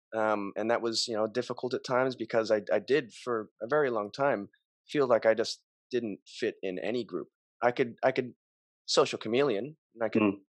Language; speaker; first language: English; native; English